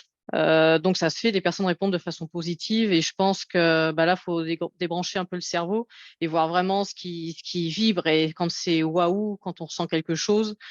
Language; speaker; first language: French; native; French